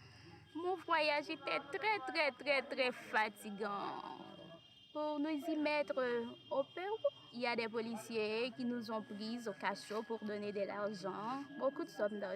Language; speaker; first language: French; non-native, local second language; Haitian Creole